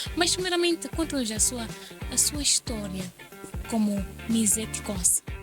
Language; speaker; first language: Portuguese; native; Portuguese